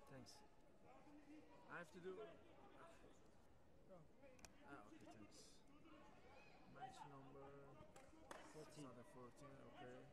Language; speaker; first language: English; non-native, learner; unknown